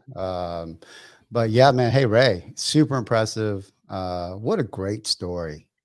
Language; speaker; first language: English; early bilingual, other home language; Vietnamese